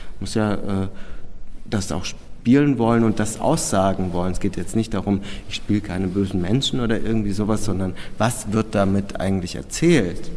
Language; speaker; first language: German; early bilingual, other home language; Czech